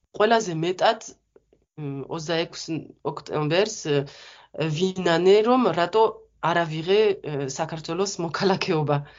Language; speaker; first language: Georgian; non-native, fluent; French